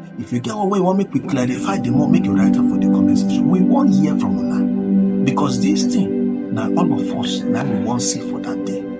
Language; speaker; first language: Nigerian Pidgin; non-native, local second language; Igbo